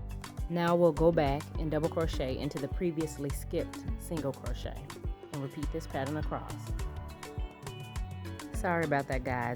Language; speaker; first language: English; native; English